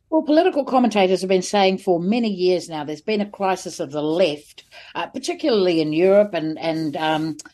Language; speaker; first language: English; native; English